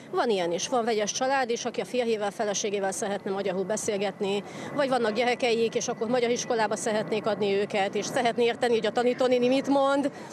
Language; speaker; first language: Hungarian; native; Hungarian